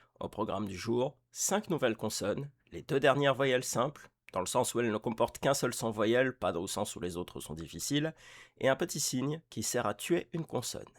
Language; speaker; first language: French; native; French